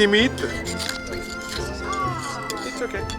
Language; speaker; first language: English; non-native, learner; French